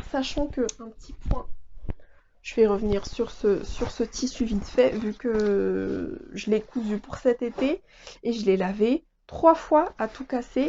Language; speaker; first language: French; native; French